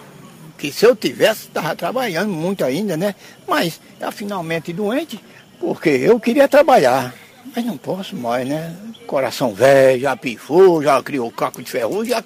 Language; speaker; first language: Portuguese; native; Portuguese